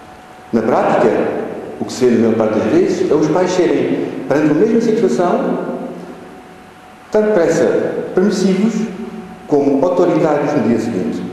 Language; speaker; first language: Portuguese; native; Portuguese